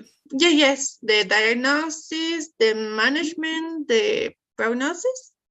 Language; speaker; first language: English; non-native, learner; Spanish